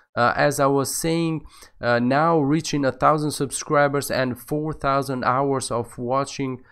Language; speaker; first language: English; non-native, fluent; Albanian